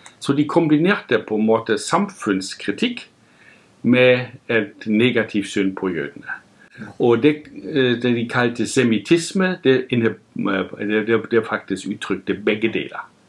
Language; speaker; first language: Norwegian; non-native, fluent; German